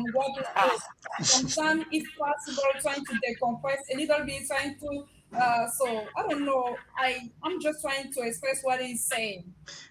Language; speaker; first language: English; non-native, learner; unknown